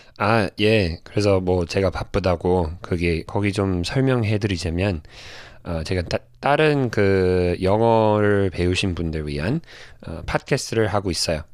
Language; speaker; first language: Korean; non-native, fluent; English